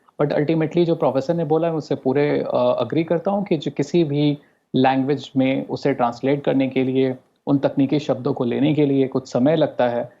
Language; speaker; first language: Hindi; non-native, local second language; Bhojpuri